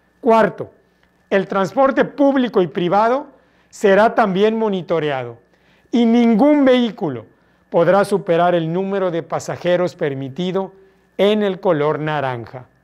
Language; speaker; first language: Spanish; native; Spanish